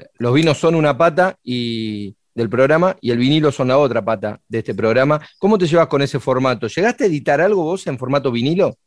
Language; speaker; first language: Spanish; native; Spanish